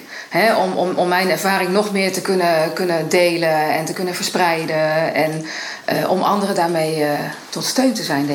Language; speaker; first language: Dutch; native; Dutch